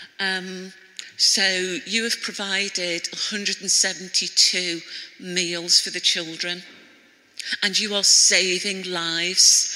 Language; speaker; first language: English; native; English